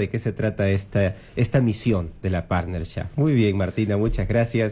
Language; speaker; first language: Spanish; native; Spanish